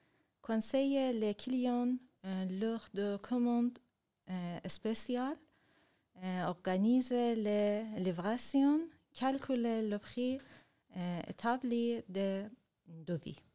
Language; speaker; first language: French; non-native, learner; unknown